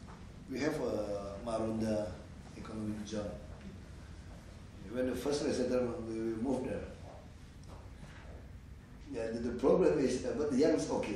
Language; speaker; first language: English; non-native, learner; Indonesian